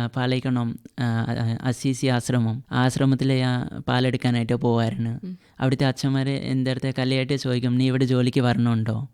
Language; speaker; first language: Malayalam; non-native, fluent; Assamese